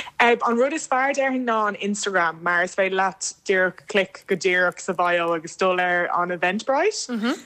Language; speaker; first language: Irish; non-native, local second language; English